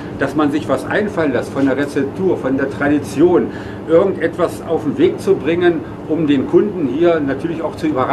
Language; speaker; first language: German; native; German